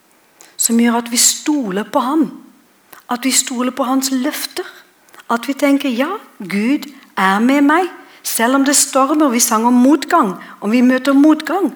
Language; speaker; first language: Norwegian; non-native, fluent; English